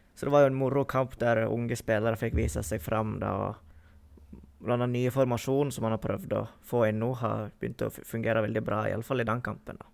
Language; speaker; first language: Norwegian; native; Norwegian